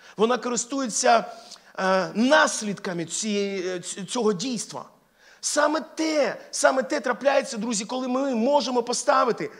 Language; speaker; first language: Ukrainian; non-native, local second language; Russian